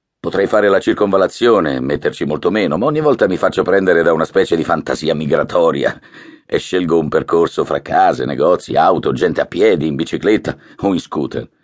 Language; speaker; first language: Italian; native; Italian